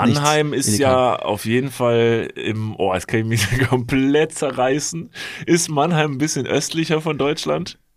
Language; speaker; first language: German; native; German